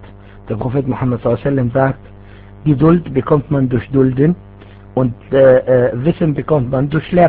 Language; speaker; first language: German; non-native, fluent; Arabic